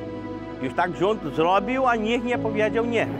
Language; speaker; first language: Polish; early bilingual, heritage; Polish